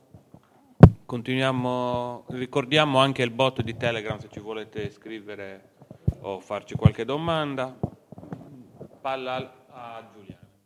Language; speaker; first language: Italian; native; Italian